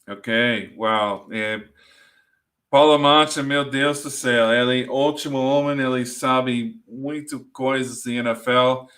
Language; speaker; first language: Portuguese; non-native, learner; English